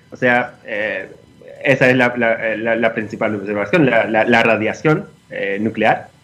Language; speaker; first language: Spanish; non-native, fluent; Greek